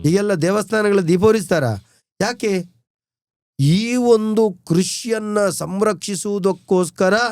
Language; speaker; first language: Kannada; non-native, local second language; Tulu